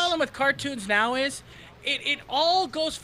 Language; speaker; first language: English; native; English